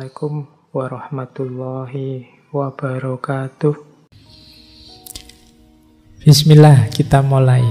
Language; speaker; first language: Indonesian; non-native, local second language; Javanese